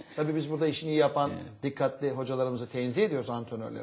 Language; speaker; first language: Turkish; native; Turkish